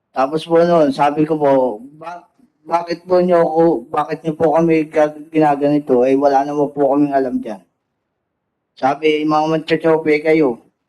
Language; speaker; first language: Filipino; native; Filipino